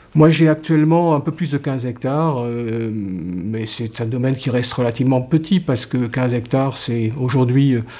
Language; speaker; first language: French; native; French